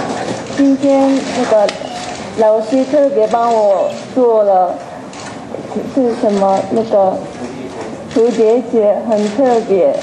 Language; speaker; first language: Chinese; non-native, fluent; Japanese